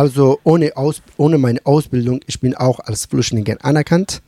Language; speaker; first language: German; non-native, learner; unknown